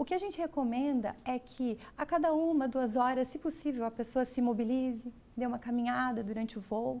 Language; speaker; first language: Portuguese; native; Portuguese